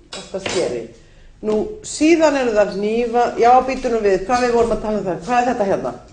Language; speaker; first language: Icelandic; native; Icelandic